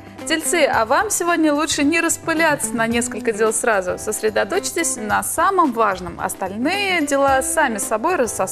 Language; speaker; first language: Russian; native; Russian